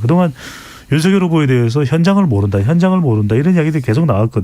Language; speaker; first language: Korean; native; Korean